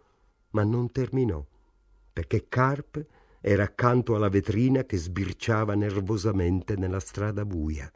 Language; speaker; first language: Italian; native; Italian